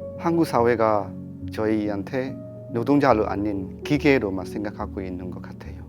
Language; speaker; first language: Korean; non-native, fluent; Burmese